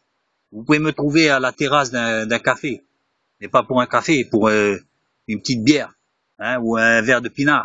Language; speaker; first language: French; native; French